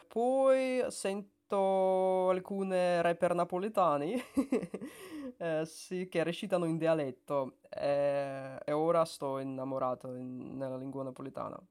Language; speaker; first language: Italian; non-native, learner; Russian